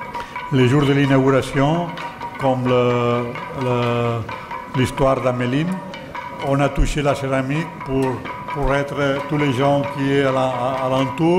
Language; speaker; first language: French; non-native, learner; Catalan